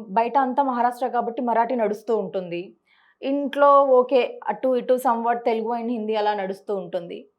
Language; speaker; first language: Telugu; early bilingual, heritage; Telugu